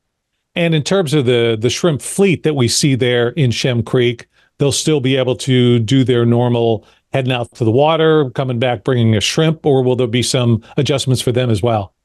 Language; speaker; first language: English; native; English